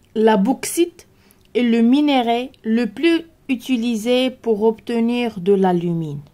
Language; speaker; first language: French; non-native, local second language; Arabic